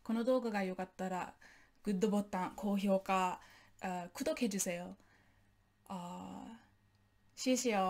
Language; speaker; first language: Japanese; non-native, fluent; English